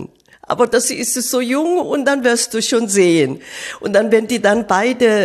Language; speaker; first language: German; non-native, fluent; Korean